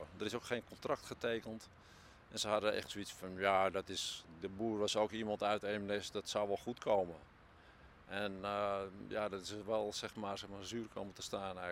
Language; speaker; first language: Dutch; native; Dutch